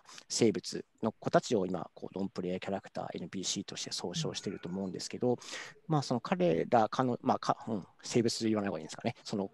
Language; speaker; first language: Japanese; native; Japanese